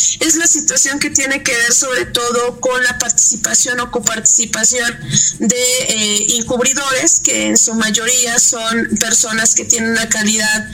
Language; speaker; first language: Spanish; native; Spanish